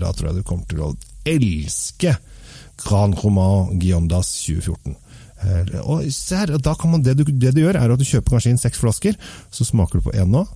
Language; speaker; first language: Norwegian; native; Norwegian